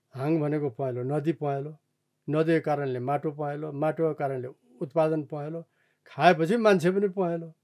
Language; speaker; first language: Nepali; non-native, local second language; Eastern Tamang